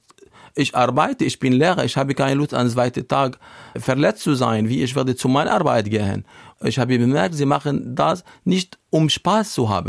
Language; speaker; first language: German; non-native, learner; Arabic